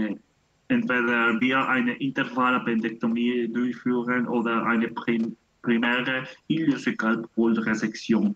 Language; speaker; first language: German; non-native, learner; Spanish